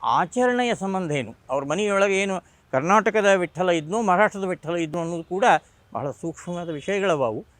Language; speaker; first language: Kannada; non-native, local second language; Marathi